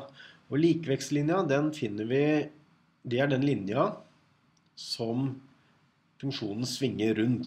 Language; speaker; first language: Norwegian; native; Norwegian